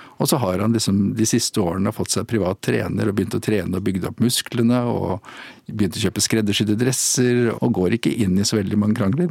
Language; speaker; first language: Norwegian; native; Norwegian